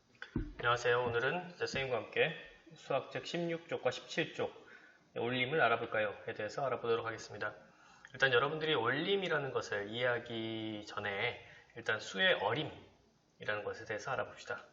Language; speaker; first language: Korean; native; Korean